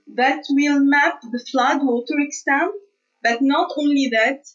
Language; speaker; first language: English; non-native, fluent; Arabic